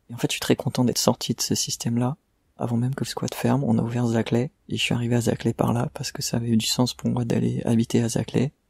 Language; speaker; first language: French; native; French